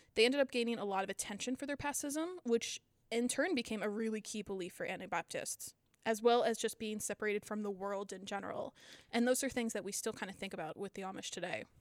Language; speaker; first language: English; native; English